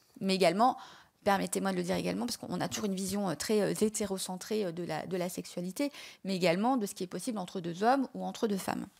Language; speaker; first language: French; native; French